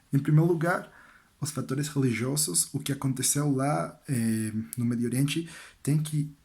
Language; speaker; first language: Portuguese; non-native, learner; Spanish